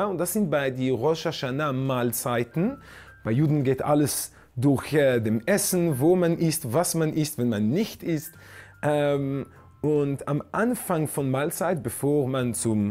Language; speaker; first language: German; non-native, fluent; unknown